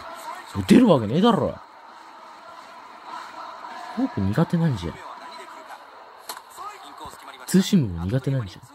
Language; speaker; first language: Japanese; native; Japanese